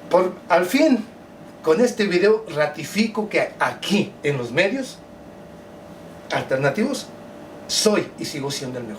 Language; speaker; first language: Spanish; native; Spanish